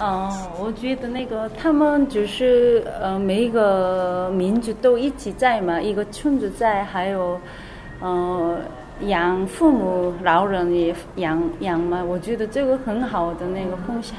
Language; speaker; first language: Chinese; non-native, learner; Korean